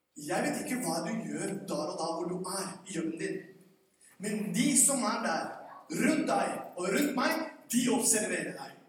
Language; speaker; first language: Norwegian; non-native, fluent; Spanish